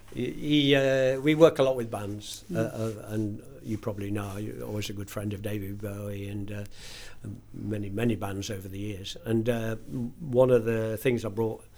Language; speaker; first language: English; native; English